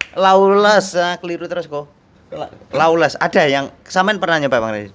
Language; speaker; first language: Indonesian; native; Indonesian